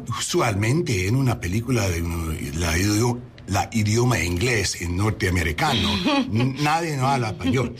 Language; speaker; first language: Spanish; non-native, learner; English